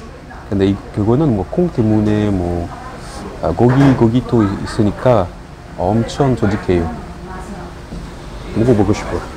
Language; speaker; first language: Korean; non-native, learner; French